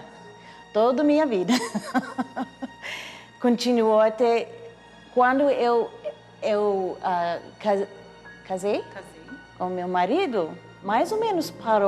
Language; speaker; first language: Portuguese; non-native, learner; English